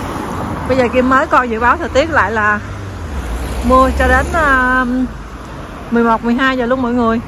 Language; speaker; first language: Vietnamese; native; Vietnamese